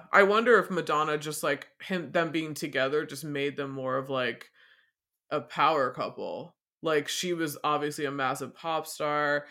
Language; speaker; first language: English; native; English